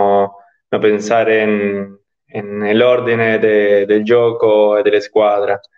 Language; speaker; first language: Italian; non-native, learner; Spanish